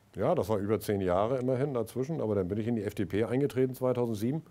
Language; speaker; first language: German; native; German